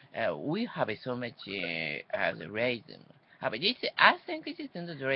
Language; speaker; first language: English; non-native, learner; Japanese